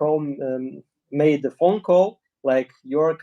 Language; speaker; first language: English; non-native, learner; Russian